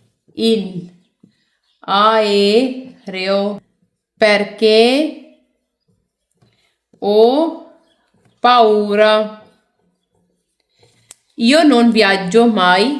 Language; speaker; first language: Italian; non-native, fluent; Urdu